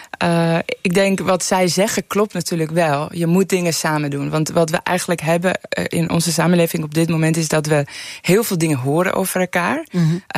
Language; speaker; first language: Dutch; early bilingual, other home language; Persian